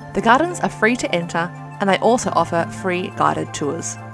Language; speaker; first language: English; native; English